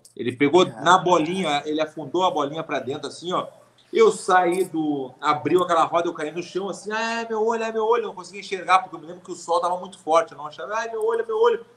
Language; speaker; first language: Portuguese; native; Portuguese